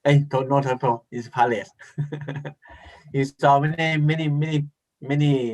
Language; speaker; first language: English; non-native, learner; Thai